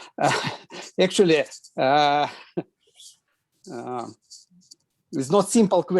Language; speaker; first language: English; non-native, learner; Russian